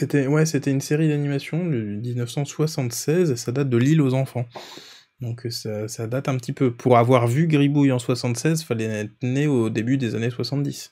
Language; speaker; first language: French; native; French